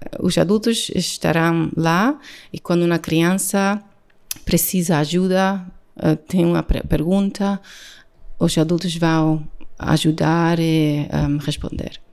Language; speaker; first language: Portuguese; non-native, learner; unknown